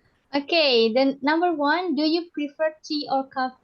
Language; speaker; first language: English; non-native, fluent; Indonesian